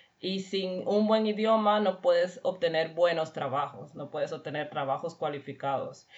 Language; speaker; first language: Spanish; native; Spanish